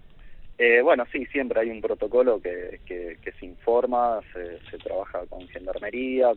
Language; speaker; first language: Spanish; native; Spanish